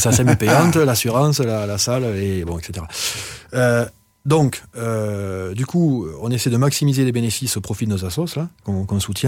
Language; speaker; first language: French; native; French